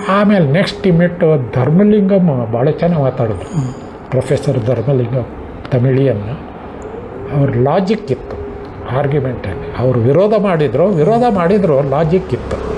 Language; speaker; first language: Kannada; non-native, local second language; Marathi